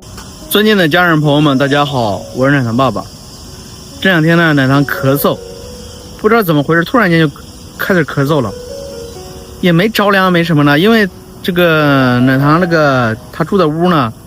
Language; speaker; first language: Chinese; native; Chinese